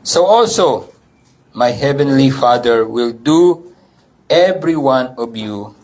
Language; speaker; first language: English; non-native, local second language; Filipino